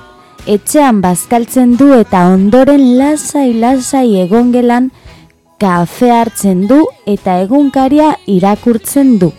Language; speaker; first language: Basque; non-native, local second language; Spanish